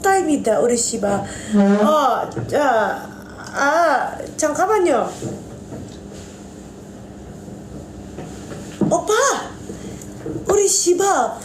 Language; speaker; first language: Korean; non-native, learner; Indonesian